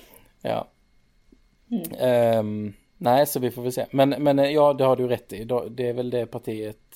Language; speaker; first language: Swedish; native; Swedish